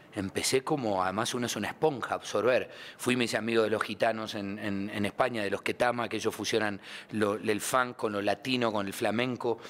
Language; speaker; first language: Spanish; native; Spanish